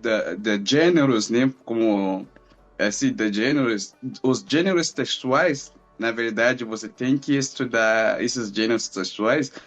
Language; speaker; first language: Portuguese; non-native, fluent; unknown